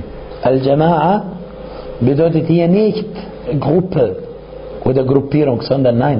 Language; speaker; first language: German; non-native, fluent; Arabic